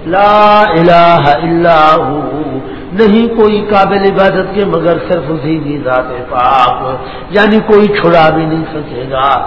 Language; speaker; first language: Urdu; non-native, local second language; Punjabi